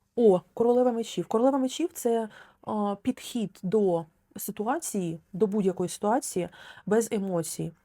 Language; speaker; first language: Ukrainian; non-native, local second language; Russian